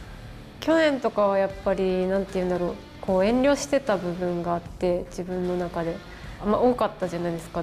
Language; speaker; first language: Japanese; native; Japanese